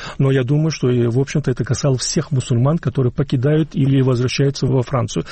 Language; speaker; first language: Russian; non-native, local second language; Chechen